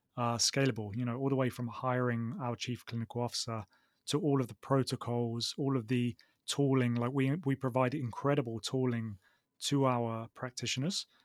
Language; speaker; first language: English; native; English